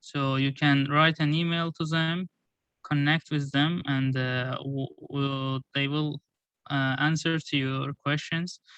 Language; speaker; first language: English; non-native, fluent; Azerbaijani